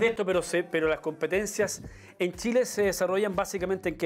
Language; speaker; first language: Spanish; native; Spanish